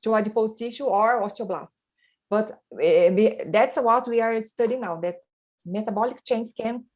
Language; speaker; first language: English; non-native, fluent; Portuguese